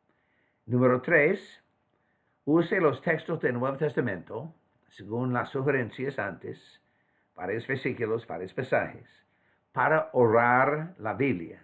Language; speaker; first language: Spanish; non-native, fluent; English